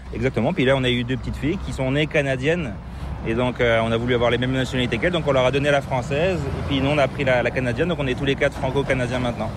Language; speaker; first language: French; native; French